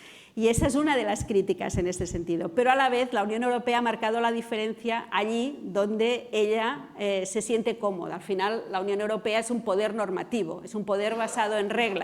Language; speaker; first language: Spanish; non-native, local second language; Catalan